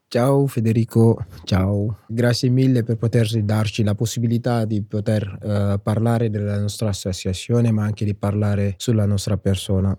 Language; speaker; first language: Italian; non-native, fluent; Wolof